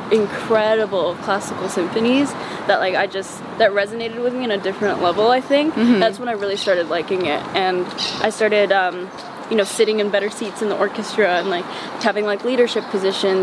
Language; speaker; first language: English; early bilingual, other home language; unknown